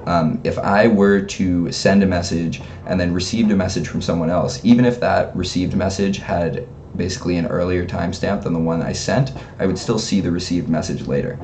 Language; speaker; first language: English; native; English